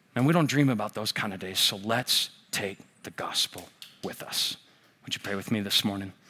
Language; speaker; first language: English; native; English